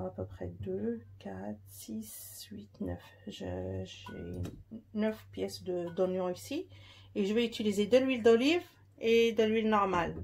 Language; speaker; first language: French; non-native, local second language; Arabic